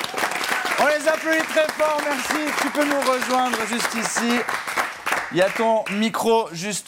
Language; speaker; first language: French; native; French